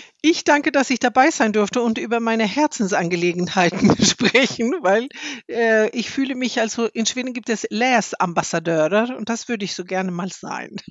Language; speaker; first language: German; non-native, fluent; Swedish